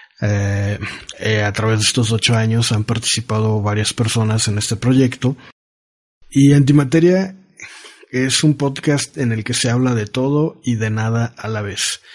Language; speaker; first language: Spanish; native; Spanish